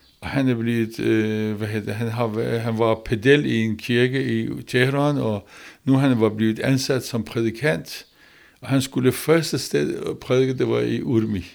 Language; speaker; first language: Danish; non-native, learner; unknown